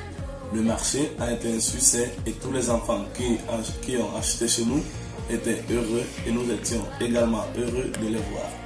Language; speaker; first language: French; non-native, learner; Spanish